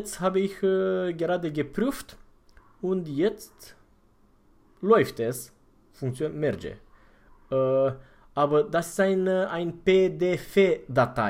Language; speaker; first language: German; non-native, fluent; Romanian